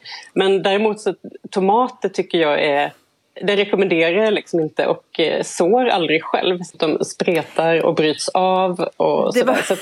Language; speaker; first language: Swedish; native; Swedish